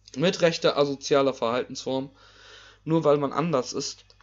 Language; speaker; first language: German; native; German